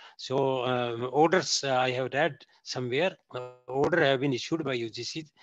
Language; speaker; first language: English; non-native, local second language; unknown